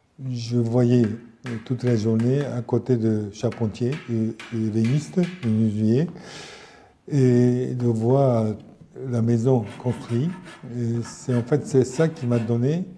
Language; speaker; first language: French; non-native, fluent; Japanese